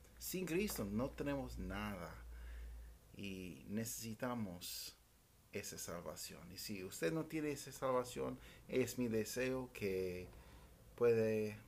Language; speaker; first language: Spanish; non-native, fluent; English